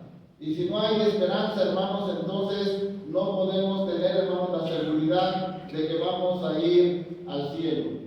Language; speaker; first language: Spanish; native; Spanish